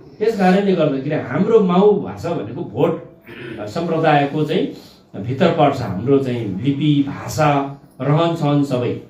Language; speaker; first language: Nepali; non-native, local second language; Gurung